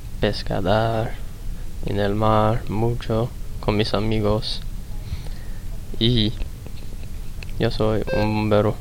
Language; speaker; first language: Spanish; non-native, learner; English